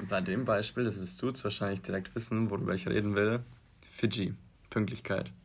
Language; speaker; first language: German; native; German